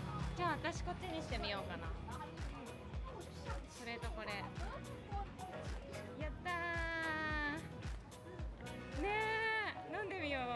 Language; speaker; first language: Japanese; native; Japanese